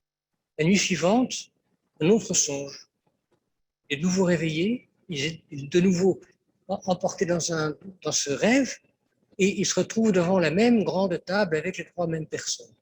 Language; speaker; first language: French; native; French